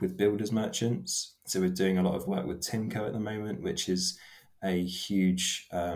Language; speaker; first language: English; native; English